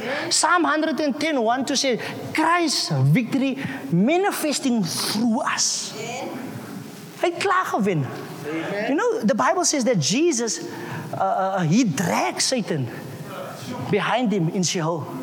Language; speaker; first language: English; non-native, local second language; Afrikaans